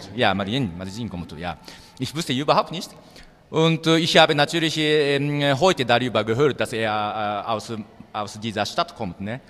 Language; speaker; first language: German; non-native, learner; Japanese